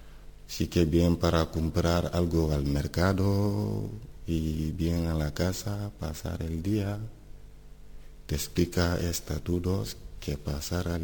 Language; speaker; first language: Spanish; non-native, learner; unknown